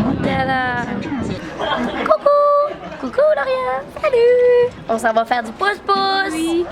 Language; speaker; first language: French; native; French